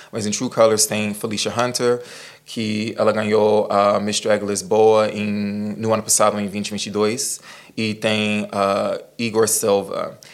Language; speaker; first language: Portuguese; non-native, fluent; English